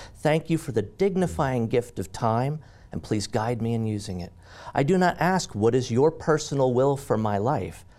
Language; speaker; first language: English; native; English